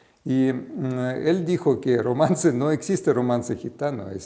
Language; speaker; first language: Spanish; non-native, fluent; Russian